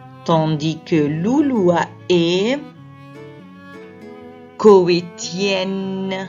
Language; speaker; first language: French; non-native, fluent; Arabic